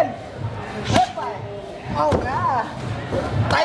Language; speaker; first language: English; non-native, learner; Thai